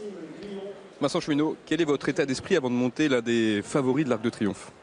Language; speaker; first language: French; native; French